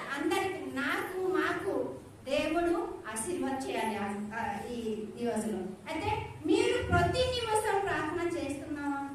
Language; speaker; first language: Telugu; non-native, learner; Odia